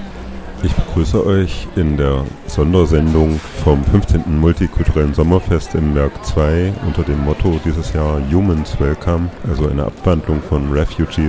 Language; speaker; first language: German; native; German